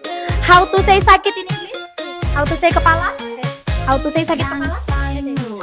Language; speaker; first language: English; non-native, fluent; Indonesian